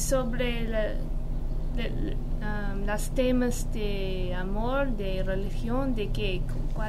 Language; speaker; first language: Spanish; non-native, fluent; English